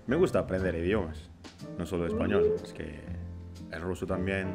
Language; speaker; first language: Spanish; non-native, fluent; Indonesian